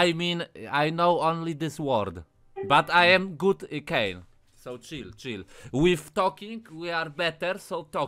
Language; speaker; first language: English; non-native, learner; Polish